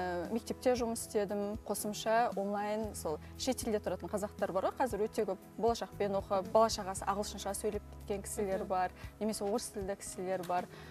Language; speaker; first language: Kazakh; non-native, local second language; Uzbek